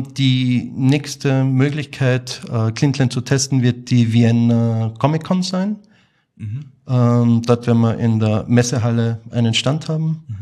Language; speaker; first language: German; native; German